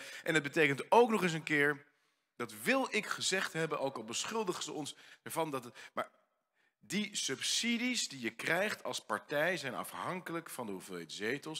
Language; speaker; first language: Dutch; native; Dutch